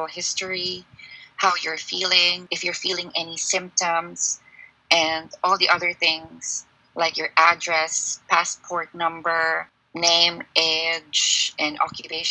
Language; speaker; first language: English; non-native, local second language; Filipino